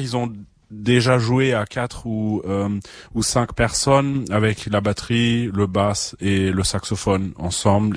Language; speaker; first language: French; non-native, fluent; German